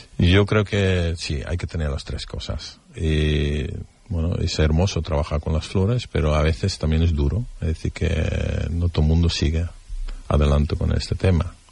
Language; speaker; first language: Spanish; non-native, fluent; Dutch